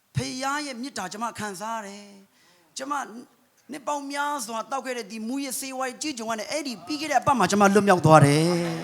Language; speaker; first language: Burmese; non-native, local second language; Kachin